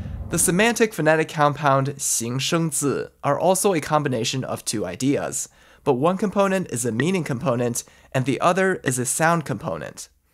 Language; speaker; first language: English; early bilingual, other home language; Chinese